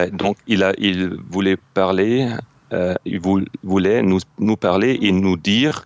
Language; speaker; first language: French; non-native, fluent; German